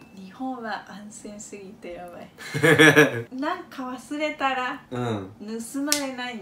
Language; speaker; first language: Japanese; non-native, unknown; Spanish